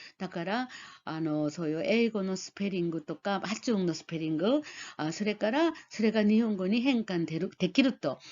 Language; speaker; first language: Japanese; non-native, fluent; Korean